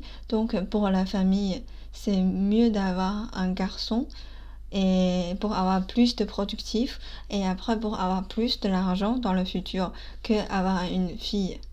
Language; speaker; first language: French; non-native, fluent; Chinese